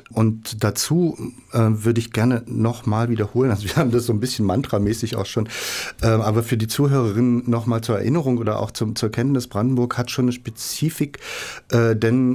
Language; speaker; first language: German; native; German